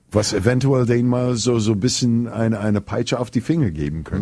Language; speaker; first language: German; non-native, fluent; English